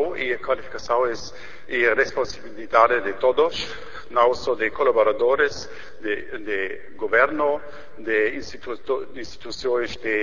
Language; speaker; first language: Portuguese; non-native, learner; German